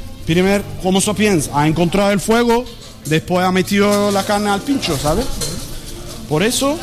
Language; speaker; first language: Spanish; non-native, learner; Turkish